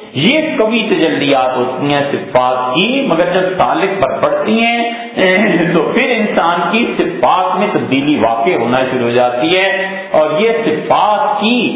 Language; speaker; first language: Urdu; native; Urdu